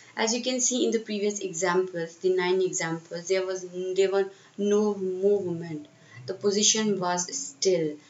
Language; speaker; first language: English; non-native, local second language; Hindi